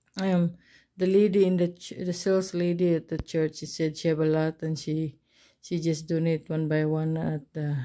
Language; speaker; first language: English; non-native, learner; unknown